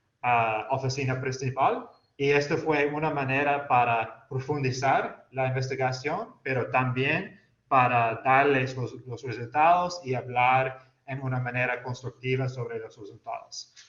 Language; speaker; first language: Spanish; non-native, fluent; English